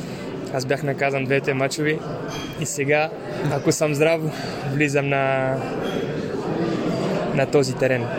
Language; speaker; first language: Bulgarian; non-native, fluent; Romanian